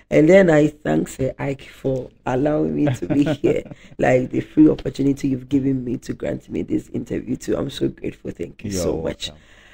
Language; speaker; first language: English; non-native, local second language; Akan